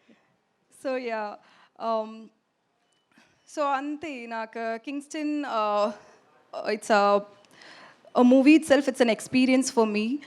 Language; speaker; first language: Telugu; non-native, learner; Tamil